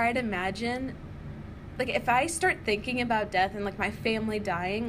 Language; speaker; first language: English; native; English